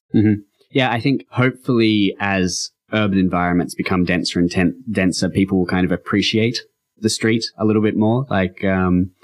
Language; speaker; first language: English; native; English